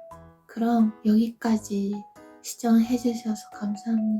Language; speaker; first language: Korean; non-native, fluent; Japanese